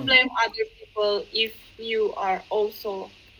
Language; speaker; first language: English; non-native, fluent; Indonesian